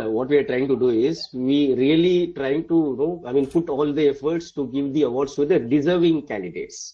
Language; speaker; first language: English; non-native, local second language; Tamil